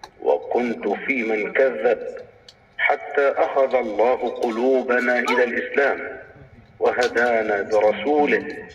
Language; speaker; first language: Arabic; native; Arabic